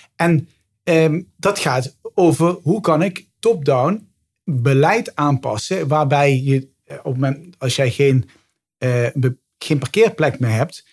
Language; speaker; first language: Dutch; native; Dutch